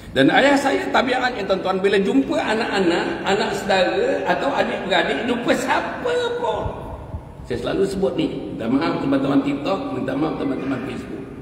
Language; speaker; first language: Malay; native; Malay